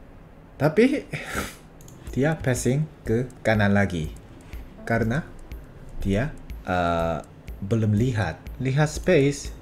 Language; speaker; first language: Indonesian; non-native, fluent; Korean